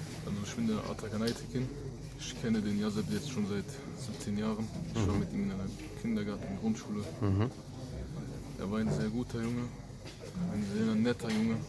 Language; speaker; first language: German; early bilingual, other home language; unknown